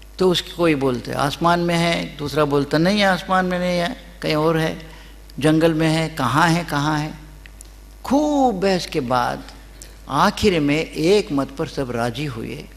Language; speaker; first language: Hindi; non-native, local second language; Kannada